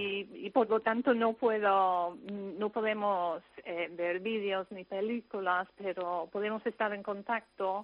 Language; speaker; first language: Spanish; non-native, fluent; English